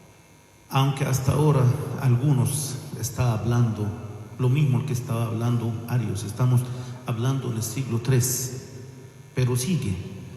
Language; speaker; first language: Spanish; non-native, fluent; Arabic